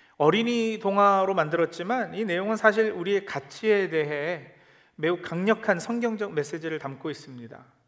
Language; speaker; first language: Korean; early bilingual, heritage; Korean